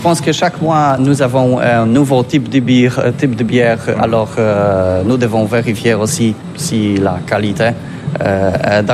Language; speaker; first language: French; non-native, learner; Polish